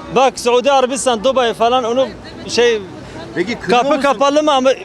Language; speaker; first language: Turkish; non-native, fluent; Arabic